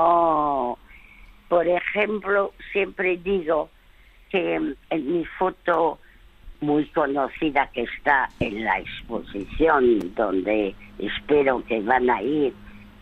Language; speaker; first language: Spanish; early bilingual, other home language; French